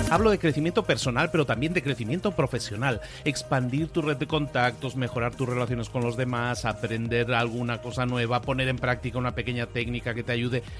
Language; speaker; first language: Spanish; native; Spanish